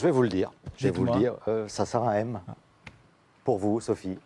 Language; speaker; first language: French; native; French